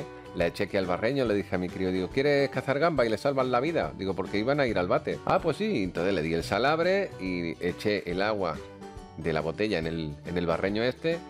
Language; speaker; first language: Spanish; native; Spanish